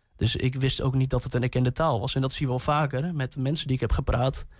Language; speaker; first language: Dutch; native; Dutch